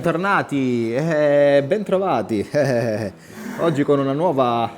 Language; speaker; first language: Italian; native; Italian